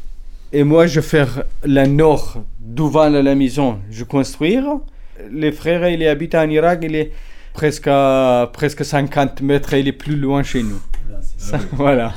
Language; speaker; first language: French; non-native, learner; Kurdish